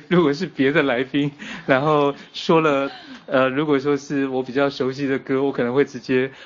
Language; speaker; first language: Chinese; native; Chinese